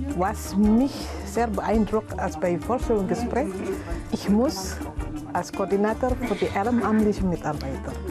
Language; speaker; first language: German; non-native, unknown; Indonesian